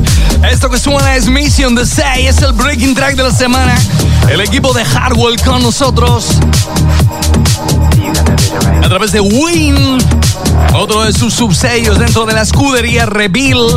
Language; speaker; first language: Spanish; native; Spanish